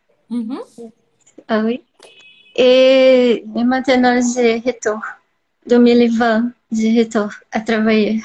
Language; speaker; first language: French; non-native, learner; Portuguese